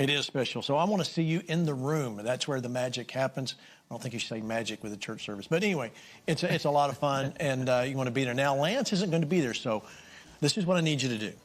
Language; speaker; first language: English; native; English